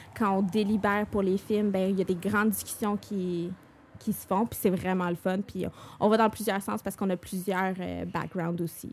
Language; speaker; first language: French; native; French